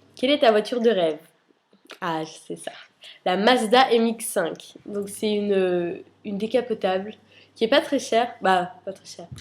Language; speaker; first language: French; early bilingual, other home language; Arabic